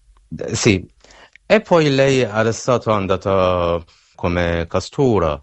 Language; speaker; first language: Italian; non-native, learner; Persian